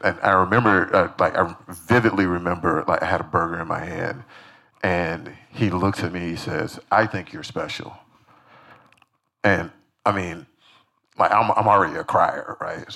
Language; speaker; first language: English; native; English